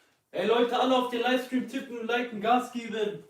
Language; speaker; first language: German; early bilingual, other home language; Kurdish